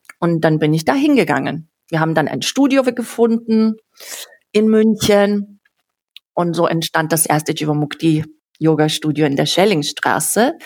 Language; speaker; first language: German; non-native, fluent; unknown